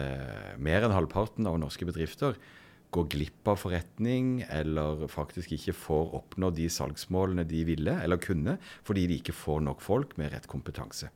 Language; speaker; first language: Norwegian; native; Norwegian